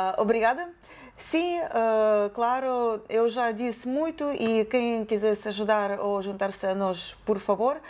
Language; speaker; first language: Portuguese; non-native, fluent; Ukrainian